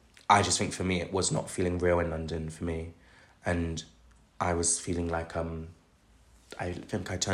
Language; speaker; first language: English; native; English